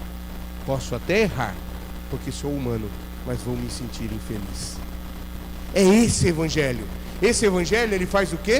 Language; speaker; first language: Portuguese; native; Portuguese